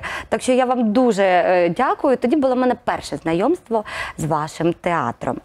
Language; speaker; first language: Ukrainian; native; Ukrainian